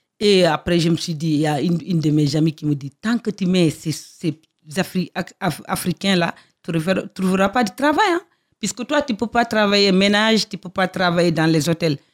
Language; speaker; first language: French; non-native, local second language; Fula